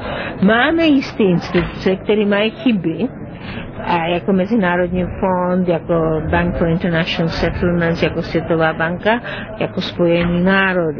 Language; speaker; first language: Czech; non-native, fluent; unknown